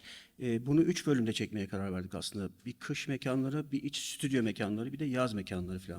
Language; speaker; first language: Turkish; native; Turkish